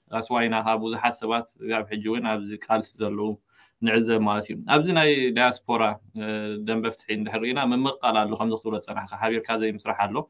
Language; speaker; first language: Tigrinya; native; Tigrinya